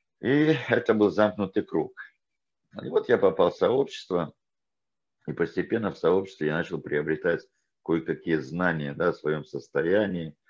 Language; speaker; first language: Russian; native; Russian